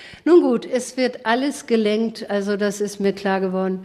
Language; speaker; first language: German; native; German